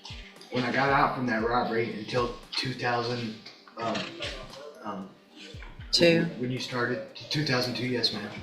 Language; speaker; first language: English; native; English